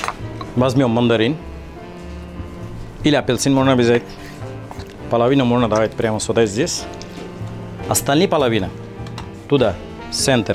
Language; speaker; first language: Russian; non-native, learner; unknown